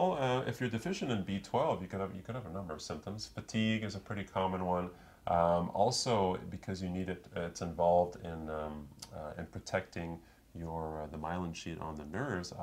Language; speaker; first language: English; native; English